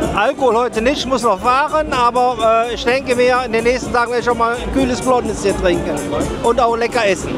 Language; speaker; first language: German; native; German